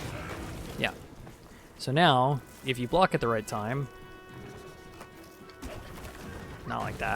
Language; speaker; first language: English; native; English